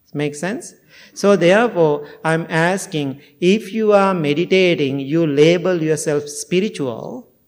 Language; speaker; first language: English; non-native, fluent; Sinhala